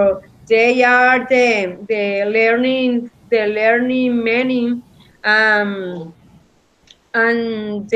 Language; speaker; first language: English; non-native, learner; Spanish